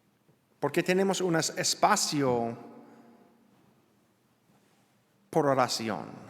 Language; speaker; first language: Spanish; non-native, learner; English